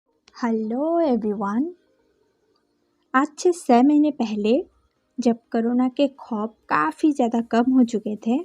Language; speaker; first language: Hindi; non-native, local second language; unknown